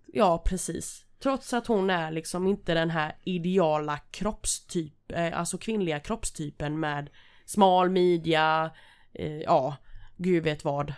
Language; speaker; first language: Swedish; native; Swedish